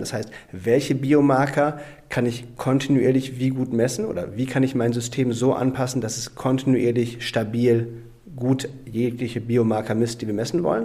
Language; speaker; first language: German; native; German